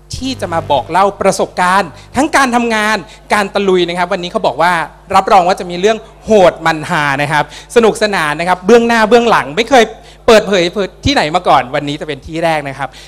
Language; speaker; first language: Thai; native; Thai